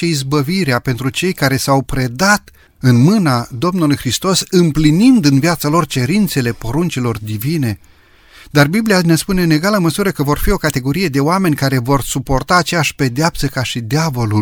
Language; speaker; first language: Romanian; native; Romanian